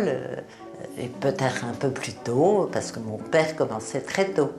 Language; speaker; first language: French; native; French